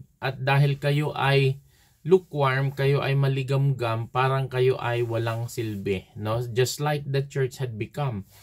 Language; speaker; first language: Filipino; non-native, local second language; Cebuano